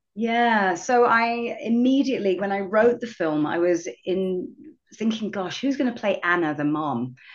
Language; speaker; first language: English; native; English